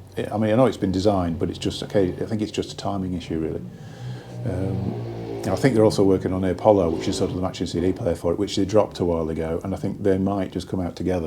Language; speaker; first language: English; native; English